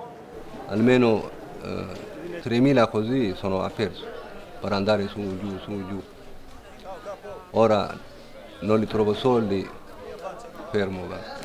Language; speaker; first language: Italian; non-native, learner; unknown